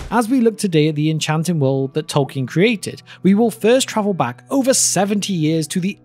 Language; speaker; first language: English; native; English